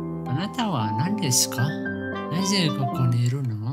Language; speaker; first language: Japanese; non-native, learner; Indonesian